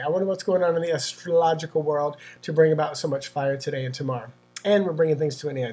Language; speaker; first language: English; native; English